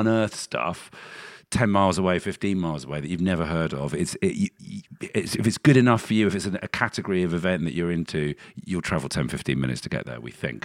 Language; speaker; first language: English; native; English